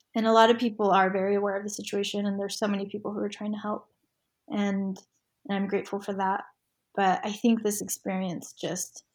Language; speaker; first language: English; early bilingual, other home language; Spanish